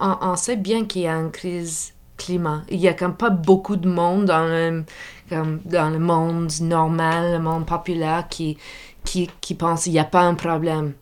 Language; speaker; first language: French; non-native, local second language; English